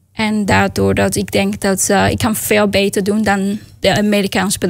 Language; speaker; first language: Dutch; non-native, fluent; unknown